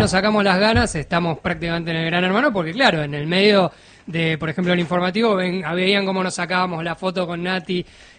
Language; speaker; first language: Spanish; native; Spanish